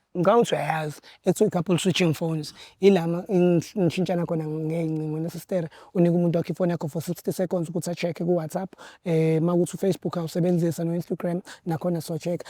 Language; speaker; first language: Zulu; native; Zulu